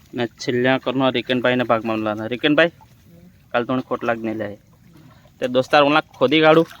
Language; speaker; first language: Gujarati; native; Gujarati